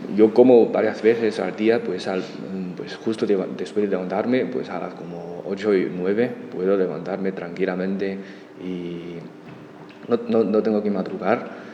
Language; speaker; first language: Spanish; non-native, fluent; Chinese